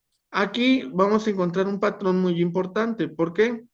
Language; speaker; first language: Spanish; native; Spanish